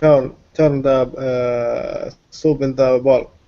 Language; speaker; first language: English; non-native, learner; Arabic